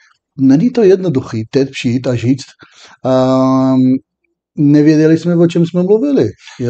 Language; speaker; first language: Czech; non-native, fluent; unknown